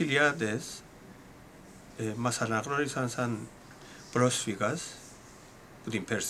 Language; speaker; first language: Greek; non-native, learner; Persian